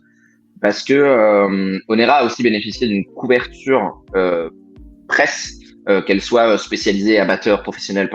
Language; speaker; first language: French; native; French